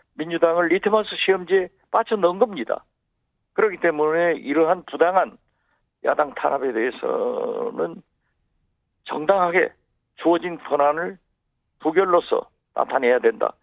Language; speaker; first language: Korean; native; Korean